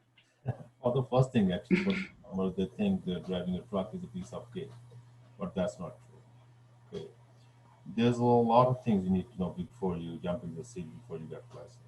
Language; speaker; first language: English; non-native, fluent; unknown